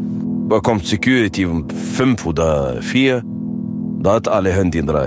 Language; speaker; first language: German; non-native, learner; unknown